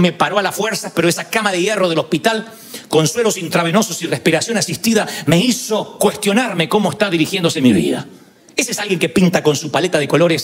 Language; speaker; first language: Spanish; native; Spanish